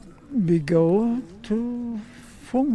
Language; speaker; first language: English; non-native, learner; German